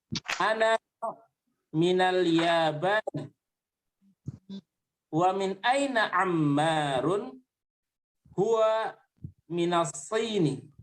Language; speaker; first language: Arabic; non-native, fluent; Indonesian